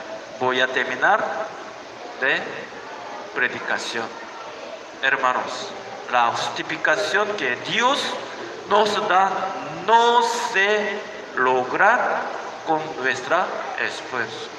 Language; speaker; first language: Spanish; non-native, learner; Korean